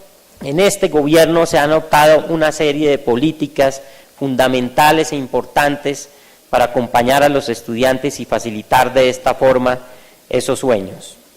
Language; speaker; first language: Spanish; native; Spanish